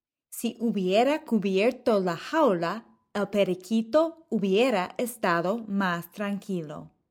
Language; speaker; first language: Spanish; non-native, fluent; English